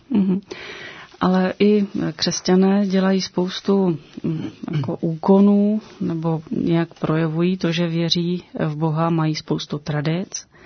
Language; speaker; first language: Czech; native; Czech